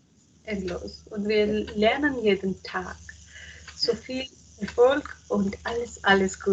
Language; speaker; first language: German; non-native, fluent; Hindi